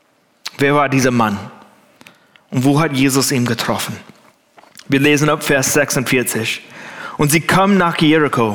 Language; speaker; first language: German; non-native, fluent; English